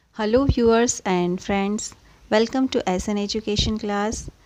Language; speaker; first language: English; non-native, local second language; Hindi